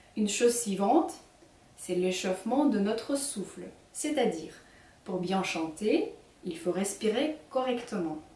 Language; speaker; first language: French; non-native, fluent; Ukrainian